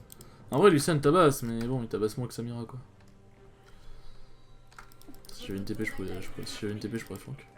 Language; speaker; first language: French; native; French